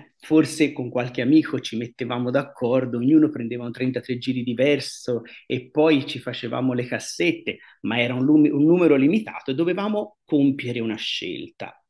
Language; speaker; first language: Italian; native; Italian